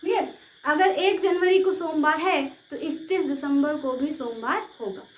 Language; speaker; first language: Hindi; native; Hindi